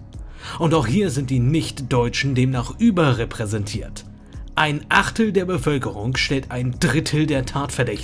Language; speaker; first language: German; native; German